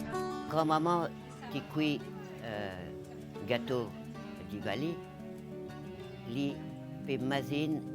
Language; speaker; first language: French; non-native, local second language; Morisyen